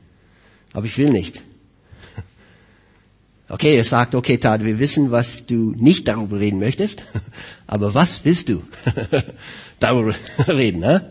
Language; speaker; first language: German; non-native, fluent; English